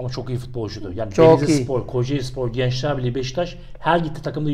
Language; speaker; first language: Turkish; native; Turkish